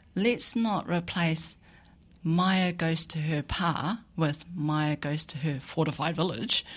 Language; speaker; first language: English; native; English